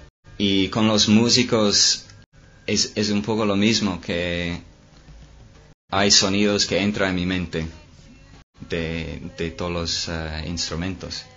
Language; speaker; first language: Spanish; non-native, fluent; English